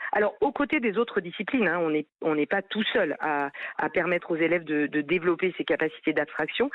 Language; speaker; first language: French; native; French